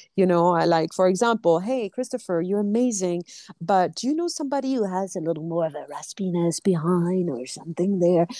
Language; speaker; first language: English; non-native, fluent; French